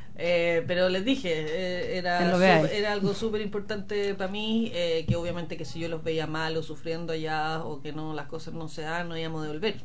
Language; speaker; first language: Spanish; native; Spanish